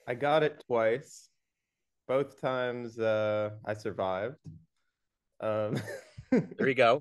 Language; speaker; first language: English; native; English